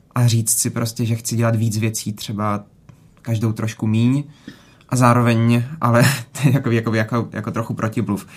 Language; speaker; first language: Czech; native; Czech